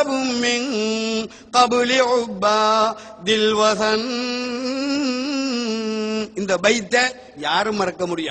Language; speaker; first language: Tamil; native; Tamil